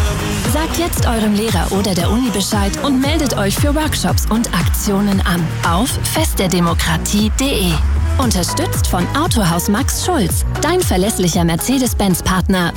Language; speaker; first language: German; native; German